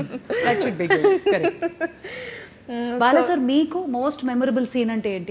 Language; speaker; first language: Telugu; native; Telugu